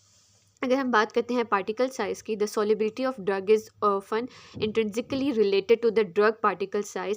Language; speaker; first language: Hindi; native; Hindi